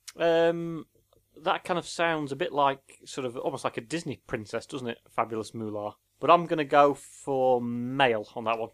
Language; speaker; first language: English; native; English